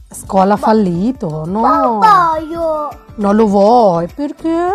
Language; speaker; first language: Italian; non-native, learner; Bangla